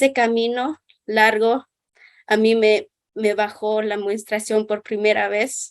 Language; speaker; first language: Spanish; non-native, local second language; Kʼicheʼ